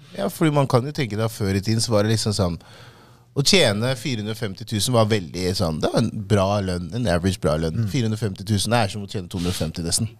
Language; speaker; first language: Norwegian; early bilingual, other home language; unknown